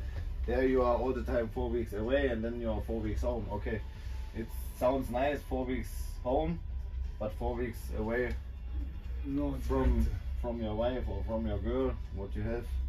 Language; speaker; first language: English; non-native, learner; German